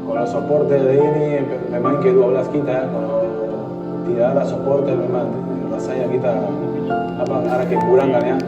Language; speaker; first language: Malay; non-native, fluent; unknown